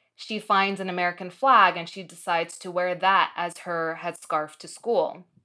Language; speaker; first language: English; early bilingual, other home language; Arabic